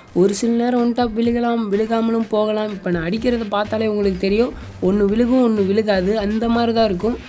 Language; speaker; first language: Tamil; native; Tamil